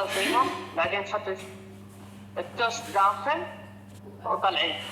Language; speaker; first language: Arabic; non-native, fluent; Amharic